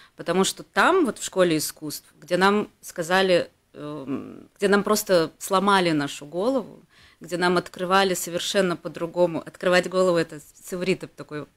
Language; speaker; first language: Russian; native; Russian